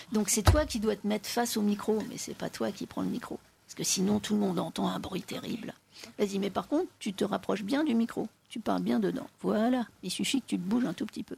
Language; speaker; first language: French; native; French